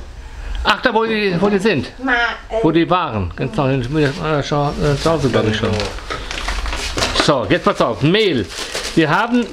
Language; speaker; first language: German; native; German